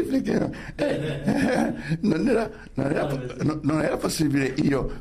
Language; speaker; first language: Italian; non-native, fluent; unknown